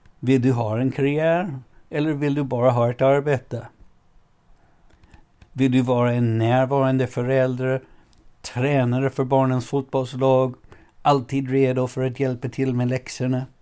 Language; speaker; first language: Swedish; non-native, fluent; English